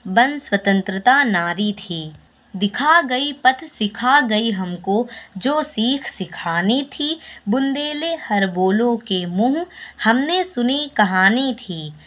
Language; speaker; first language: Hindi; native; Hindi